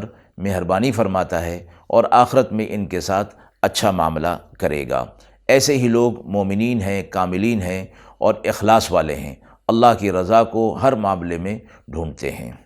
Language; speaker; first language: Urdu; native; Urdu